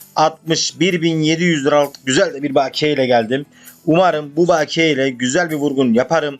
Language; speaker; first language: Turkish; native; Turkish